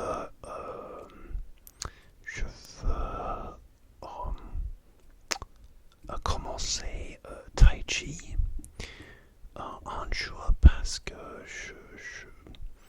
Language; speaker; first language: French; non-native, learner; English